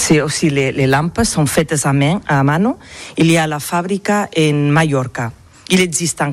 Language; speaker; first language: French; non-native, learner; Catalan